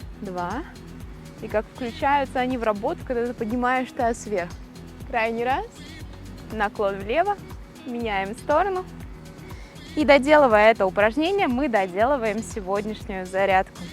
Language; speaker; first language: Russian; native; Russian